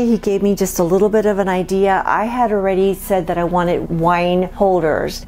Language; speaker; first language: English; non-native, fluent; Spanish